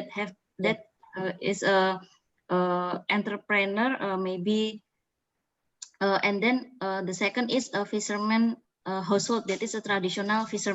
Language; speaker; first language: English; non-native, learner; Indonesian